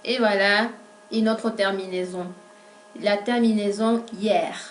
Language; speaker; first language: French; non-native, fluent; Spanish